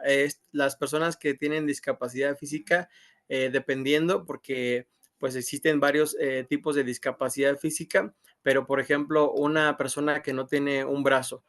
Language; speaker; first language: Spanish; native; Spanish